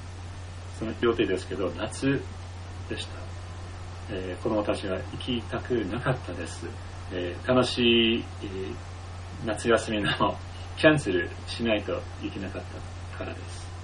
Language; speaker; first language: Japanese; non-native, fluent; English